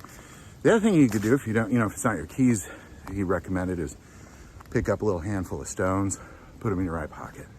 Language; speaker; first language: English; native; English